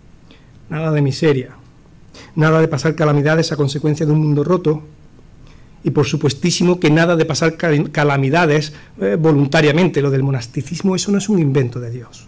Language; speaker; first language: Spanish; native; Spanish